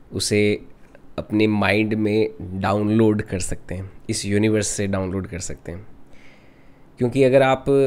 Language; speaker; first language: Hindi; non-native, local second language; Rajasthani